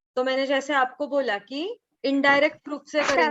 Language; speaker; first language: Hindi; non-native, local second language; Marathi